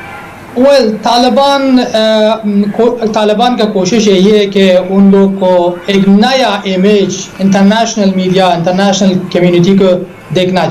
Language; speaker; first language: Hindi; non-native, fluent; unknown